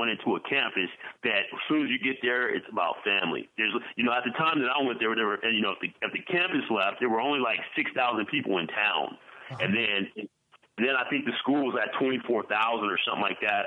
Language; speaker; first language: English; native; English